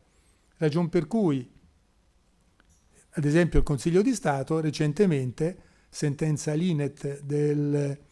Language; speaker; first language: Italian; native; Italian